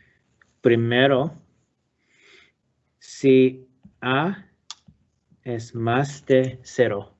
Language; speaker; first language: Spanish; non-native, learner; English